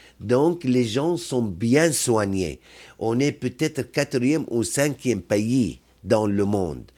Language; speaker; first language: French; non-native, fluent; Arabic